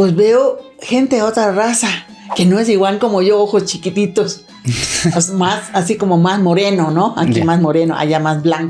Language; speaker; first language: Spanish; non-native, learner; Thai